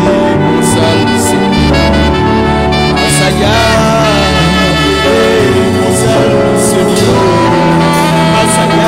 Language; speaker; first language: Spanish; non-native, local second language; Kʼicheʼ